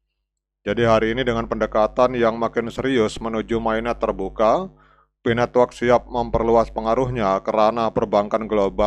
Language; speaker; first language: Indonesian; native; Indonesian